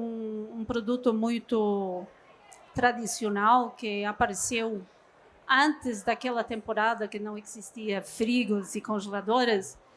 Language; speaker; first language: Portuguese; non-native, fluent; Norwegian